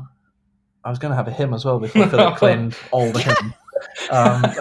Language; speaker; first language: English; native; English